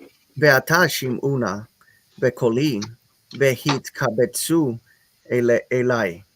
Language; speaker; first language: Hebrew; non-native, learner; English